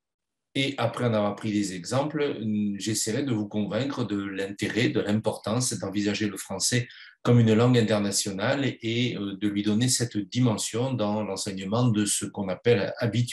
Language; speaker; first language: French; native; French